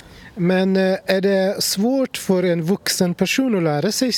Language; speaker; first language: Swedish; non-native, fluent; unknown